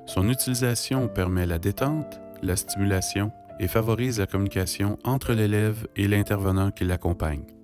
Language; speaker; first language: French; native; French